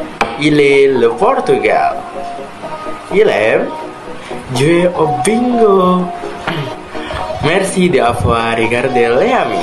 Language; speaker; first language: French; non-native, learner; Indonesian